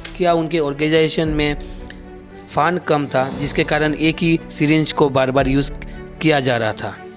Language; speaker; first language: Hindi; non-native, local second language; Bangla